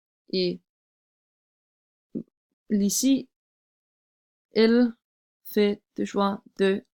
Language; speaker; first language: French; non-native, learner; English